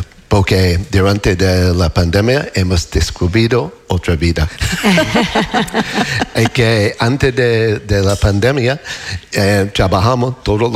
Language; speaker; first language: Spanish; non-native, fluent; English